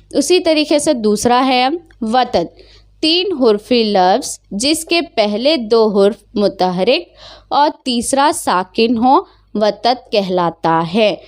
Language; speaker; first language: Urdu; native; Urdu